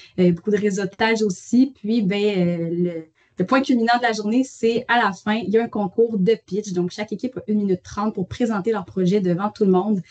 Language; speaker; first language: French; native; French